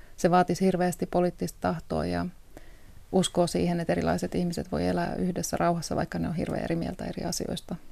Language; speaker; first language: Finnish; early bilingual, heritage; Finnish